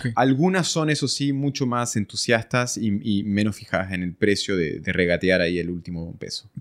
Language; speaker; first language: Spanish; early bilingual, other home language; French